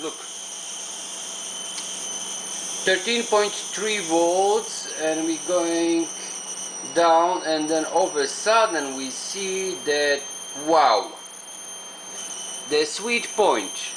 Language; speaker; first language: English; non-native, fluent; Polish